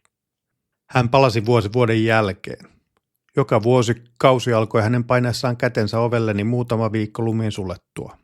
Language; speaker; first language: Finnish; native; Finnish